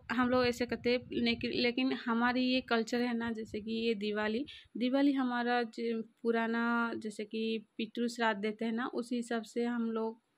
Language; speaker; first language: Hindi; non-native, local second language; Odia